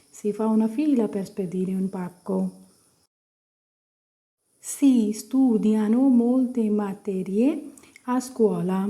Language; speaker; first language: Italian; non-native, fluent; Punjabi